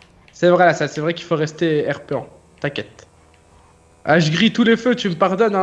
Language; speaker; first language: French; native; French